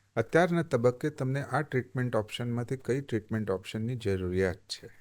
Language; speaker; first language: Gujarati; non-native, local second language; Hindi